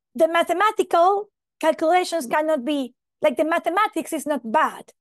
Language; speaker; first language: English; non-native, fluent; Spanish